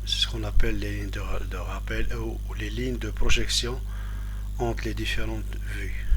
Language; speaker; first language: French; non-native, local second language; Arabic